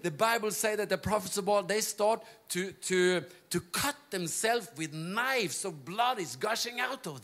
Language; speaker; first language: English; non-native, fluent; Norwegian